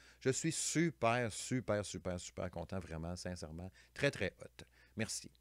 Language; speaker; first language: French; native; French